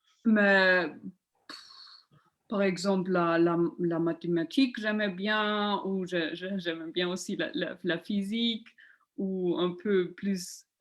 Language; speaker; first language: French; non-native, local second language; German